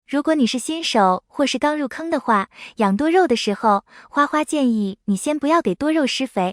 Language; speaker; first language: Chinese; native; Chinese